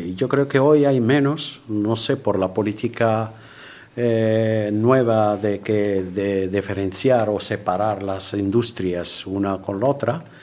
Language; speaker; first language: Spanish; non-native, fluent; Arabic